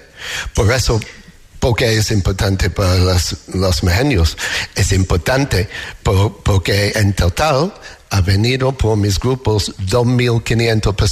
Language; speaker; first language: Spanish; non-native, learner; English